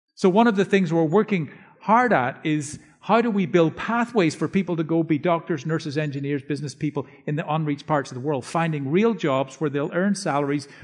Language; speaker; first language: English; native; English